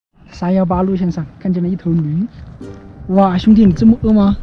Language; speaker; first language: Chinese; native; Chinese